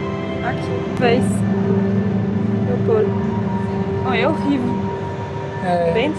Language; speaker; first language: Portuguese; non-native, fluent; French